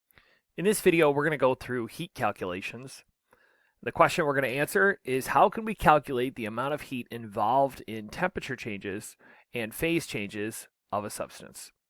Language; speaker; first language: English; native; English